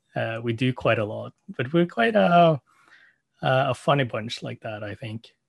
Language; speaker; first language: English; non-native, fluent; Norwegian